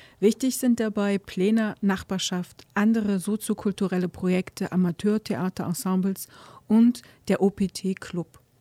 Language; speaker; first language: German; native; German